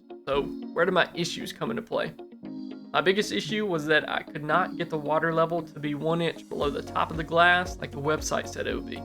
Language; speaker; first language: English; native; English